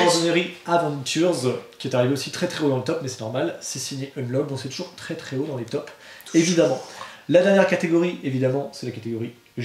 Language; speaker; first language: French; native; French